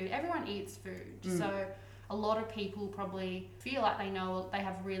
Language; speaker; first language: English; native; English